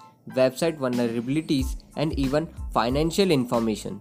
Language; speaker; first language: English; non-native, local second language; Hindi